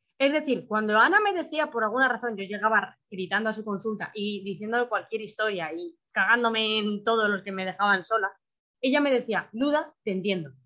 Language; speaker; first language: Spanish; native; Spanish